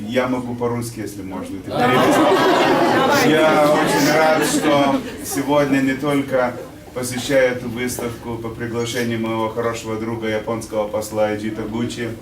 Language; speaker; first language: Russian; non-native, fluent; Lithuanian